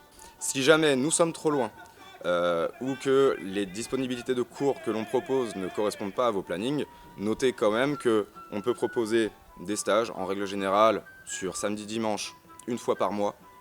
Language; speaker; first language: French; native; French